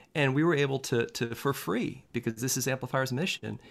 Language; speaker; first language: English; native; English